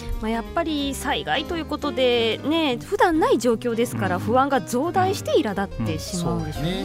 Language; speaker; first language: Japanese; native; Japanese